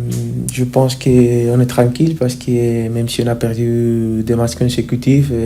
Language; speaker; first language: French; non-native, fluent; Spanish